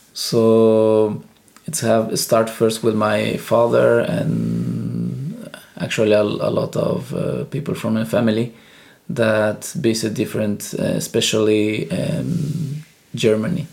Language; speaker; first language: English; non-native, learner; Spanish